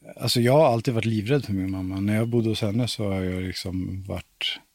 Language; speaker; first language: Swedish; native; Swedish